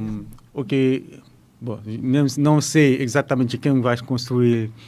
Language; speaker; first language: Portuguese; non-native, learner; Haitian Creole